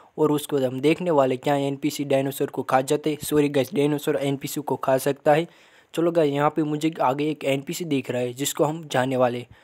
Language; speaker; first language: Hindi; non-native, local second language; Gujarati